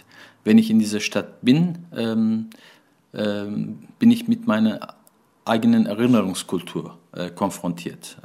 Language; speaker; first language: German; early bilingual, other home language; Turkish